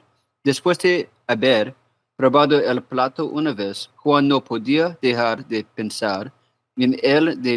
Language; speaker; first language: Spanish; non-native, learner; English